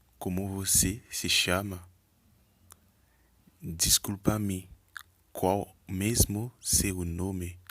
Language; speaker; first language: Portuguese; non-native, learner; Haitian Creole